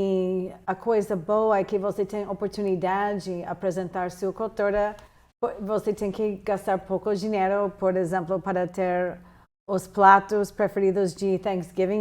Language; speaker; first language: Portuguese; non-native, fluent; English